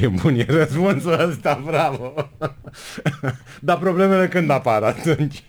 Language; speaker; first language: Romanian; native; Romanian